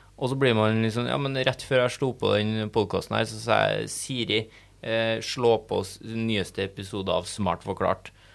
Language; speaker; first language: Norwegian; native; Norwegian